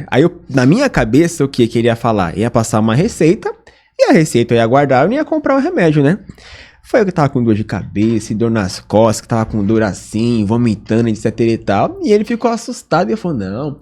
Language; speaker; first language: Portuguese; native; Portuguese